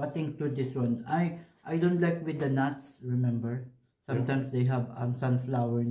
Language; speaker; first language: English; non-native, learner; Filipino